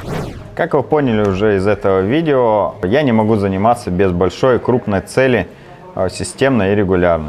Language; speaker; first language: Russian; native; Russian